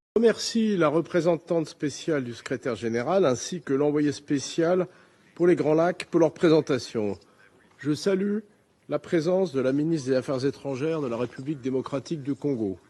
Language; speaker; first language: French; native; French